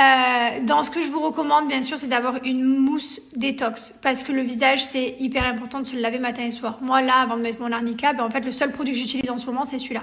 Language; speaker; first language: French; native; French